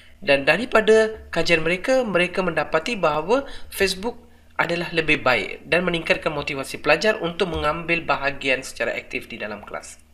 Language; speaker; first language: Malay; non-native, local second language; Tamil